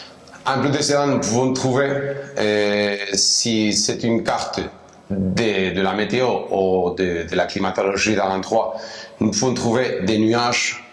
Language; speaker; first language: French; non-native, fluent; Spanish